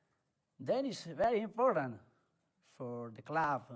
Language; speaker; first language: English; non-native, learner; Spanish